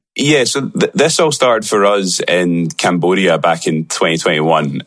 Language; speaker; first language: English; native; English